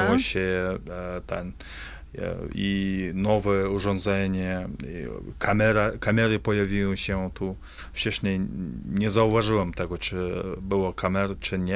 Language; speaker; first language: Polish; non-native, fluent; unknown